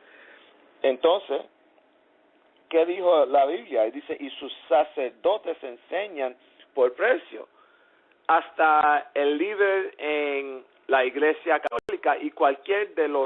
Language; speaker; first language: Spanish; early bilingual, heritage; English